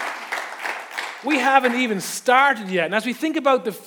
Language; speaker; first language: English; native; English